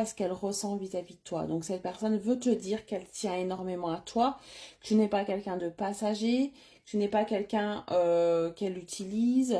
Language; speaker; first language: French; native; French